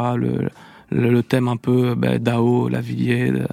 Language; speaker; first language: French; native; French